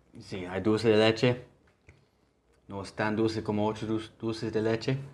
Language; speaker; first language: Spanish; non-native, learner; English